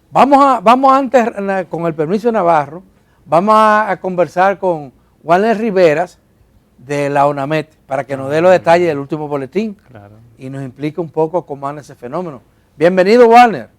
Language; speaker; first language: Spanish; native; Spanish